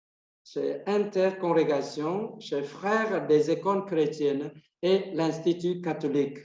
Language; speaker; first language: French; non-native, fluent; Vietnamese